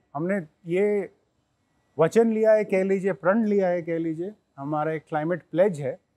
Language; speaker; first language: Hindi; native; Hindi